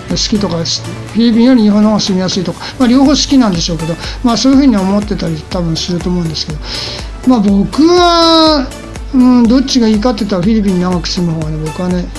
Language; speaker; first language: Japanese; native; Japanese